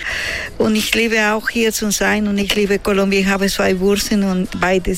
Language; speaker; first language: German; non-native, fluent; Spanish